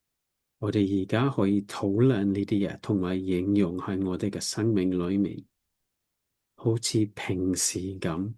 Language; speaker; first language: Cantonese; non-native, learner; English